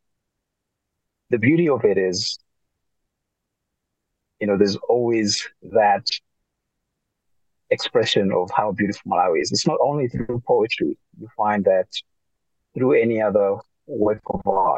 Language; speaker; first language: English; non-native, local second language; Tumbuka